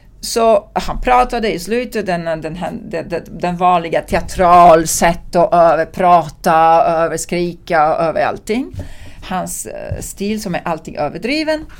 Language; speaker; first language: Swedish; non-native, fluent; Italian